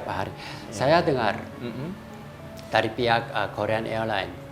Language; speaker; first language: Indonesian; non-native, fluent; Korean